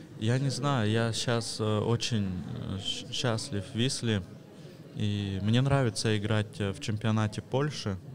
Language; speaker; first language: Russian; early bilingual, heritage; Russian